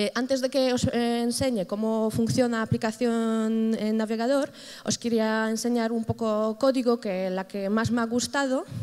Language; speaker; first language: Spanish; non-native, fluent; Polish